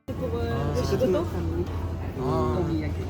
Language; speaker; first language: French; non-native, fluent; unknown